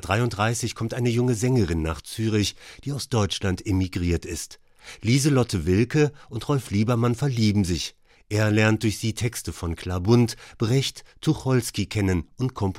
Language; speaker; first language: German; native; German